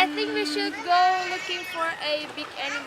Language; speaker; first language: English; non-native, learner; Indonesian